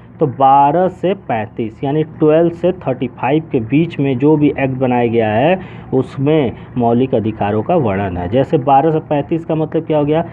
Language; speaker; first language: Hindi; native; Hindi